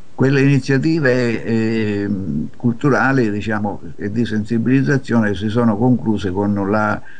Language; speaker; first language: Italian; native; Italian